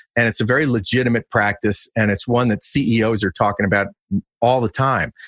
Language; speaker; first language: English; native; English